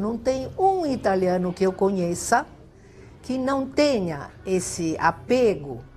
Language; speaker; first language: Portuguese; non-native, fluent; Italian